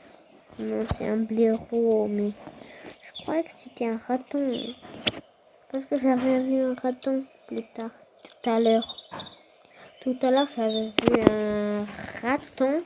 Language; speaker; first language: French; non-native, fluent; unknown